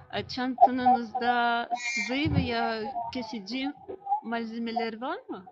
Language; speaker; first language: Turkish; non-native, learner; Russian